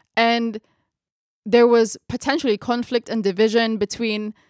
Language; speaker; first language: English; non-native, local second language; Filipino